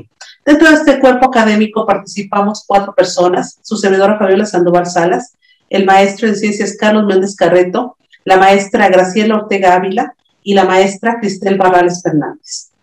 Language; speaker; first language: Spanish; native; Spanish